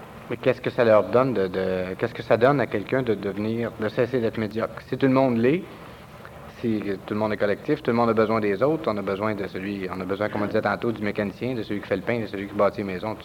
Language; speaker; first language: French; native; French